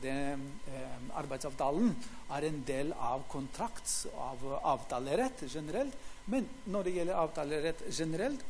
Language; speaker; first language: Norwegian; non-native, fluent; Greek